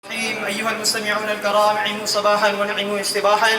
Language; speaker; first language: Arabic; non-native, learner; Urdu